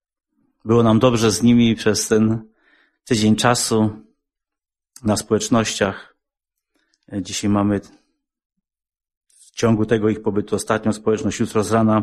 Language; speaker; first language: Polish; native; Polish